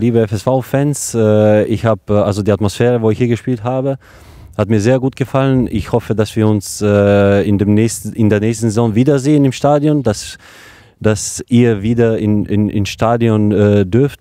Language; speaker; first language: German; non-native, fluent; Croatian